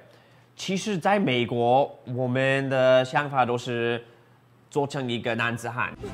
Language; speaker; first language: Chinese; non-native, fluent; English